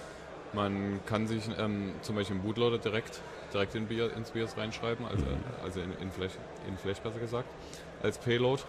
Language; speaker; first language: German; native; German